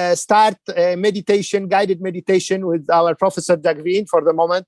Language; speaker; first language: English; non-native, learner; Arabic